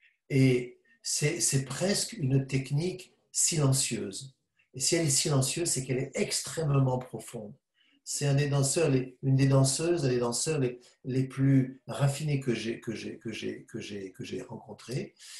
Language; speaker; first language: French; native; French